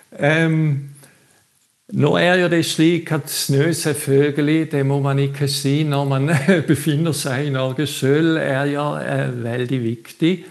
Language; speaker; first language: Norwegian; non-native, fluent; German